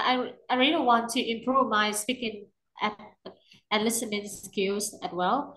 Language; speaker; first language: English; non-native, learner; Vietnamese